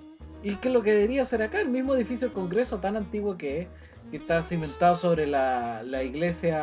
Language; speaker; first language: Spanish; native; Spanish